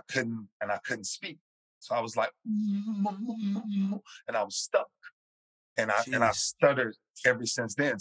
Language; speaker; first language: English; native; English